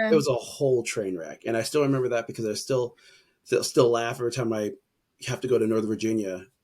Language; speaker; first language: English; native; English